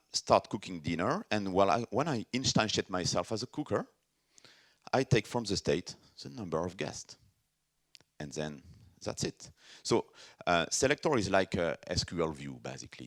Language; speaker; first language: English; non-native, fluent; French